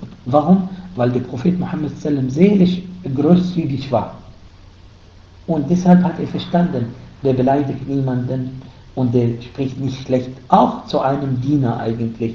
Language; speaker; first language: German; non-native, fluent; Arabic